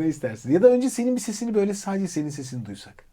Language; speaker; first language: Turkish; native; Turkish